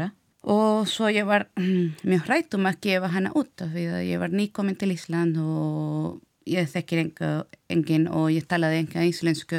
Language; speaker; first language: Icelandic; non-native, learner; Spanish